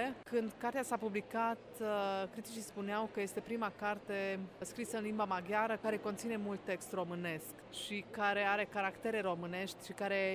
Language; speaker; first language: Romanian; non-native, local second language; Hungarian